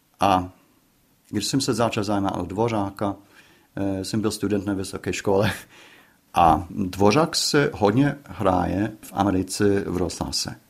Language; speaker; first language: Czech; non-native, fluent; English